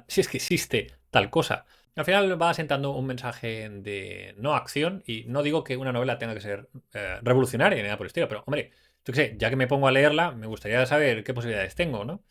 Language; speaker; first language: Spanish; native; Spanish